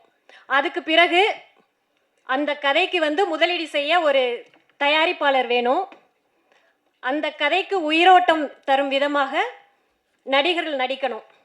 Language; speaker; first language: Tamil; native; Tamil